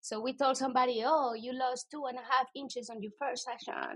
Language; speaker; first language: English; non-native, fluent; Spanish